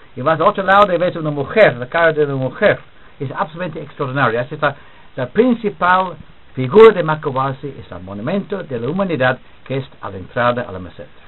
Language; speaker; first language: Spanish; non-native, fluent; English